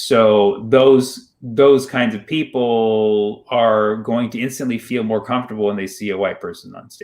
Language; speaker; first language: English; early bilingual, other home language; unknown